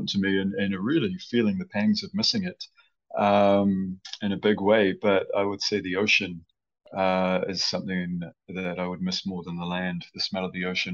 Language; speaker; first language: English; native; English